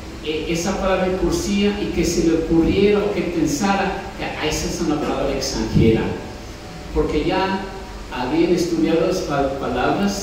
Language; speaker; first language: Spanish; non-native, fluent; English